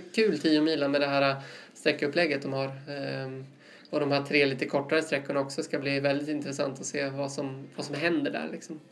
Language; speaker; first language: Swedish; native; Swedish